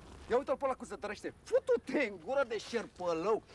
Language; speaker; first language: Romanian; native; Romanian